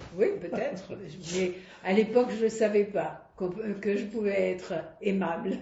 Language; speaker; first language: French; native; French